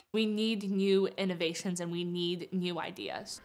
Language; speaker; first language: English; native; English